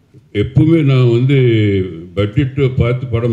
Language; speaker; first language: Tamil; non-native, learner; Telugu